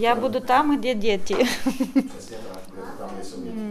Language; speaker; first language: Czech; non-native, learner; Ukrainian